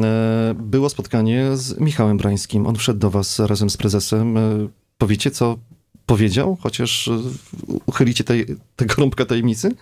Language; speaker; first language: Polish; native; Polish